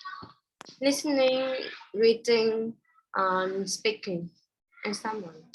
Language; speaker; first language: English; non-native, learner; Vietnamese